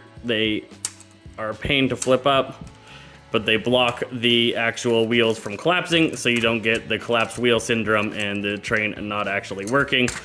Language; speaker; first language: English; native; English